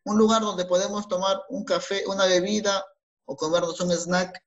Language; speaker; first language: Spanish; native; Spanish